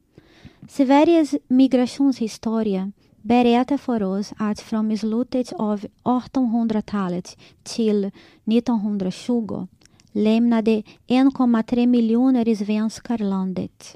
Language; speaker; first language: Swedish; non-native, fluent; Portuguese